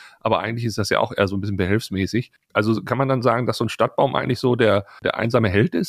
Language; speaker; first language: German; native; German